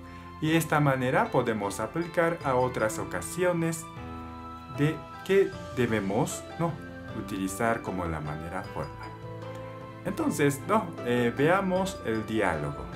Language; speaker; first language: Spanish; non-native, learner; Japanese